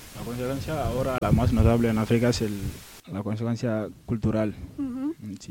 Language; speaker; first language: Spanish; non-native, learner; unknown